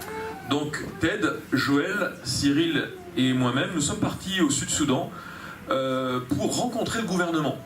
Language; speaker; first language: French; native; French